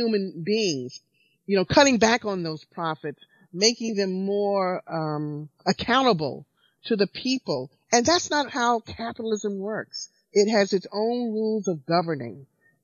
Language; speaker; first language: English; native; English